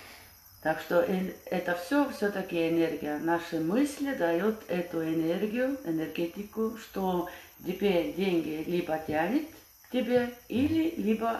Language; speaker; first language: Russian; non-native, fluent; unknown